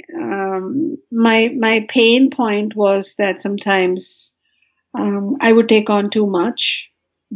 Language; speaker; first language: English; non-native, local second language; Hindi